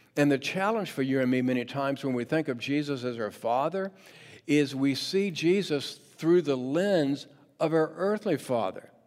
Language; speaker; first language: English; native; English